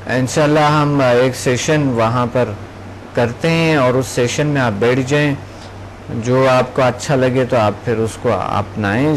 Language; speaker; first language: Urdu; non-native, local second language; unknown